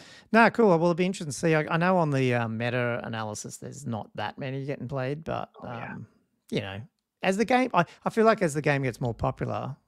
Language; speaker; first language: English; native; English